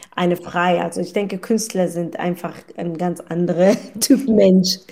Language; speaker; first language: German; non-native, fluent; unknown